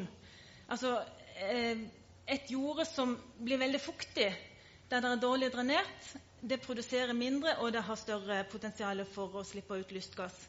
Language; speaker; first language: Norwegian; native; Norwegian